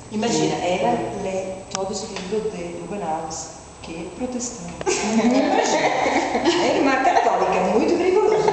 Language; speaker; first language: Portuguese; non-native, learner; Italian